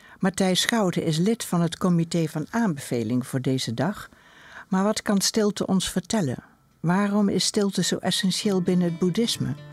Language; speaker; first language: Dutch; native; Dutch